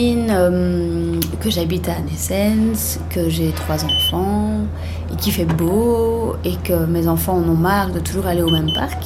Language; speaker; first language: French; native; French